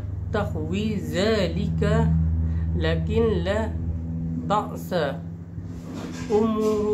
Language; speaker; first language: Arabic; non-native, learner; Malay